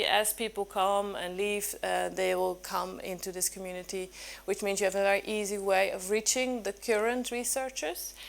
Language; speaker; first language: English; non-native, fluent; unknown